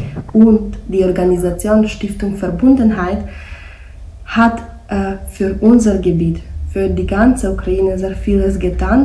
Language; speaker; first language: German; non-native, fluent; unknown